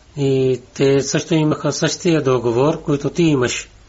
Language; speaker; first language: Bulgarian; non-native, learner; Urdu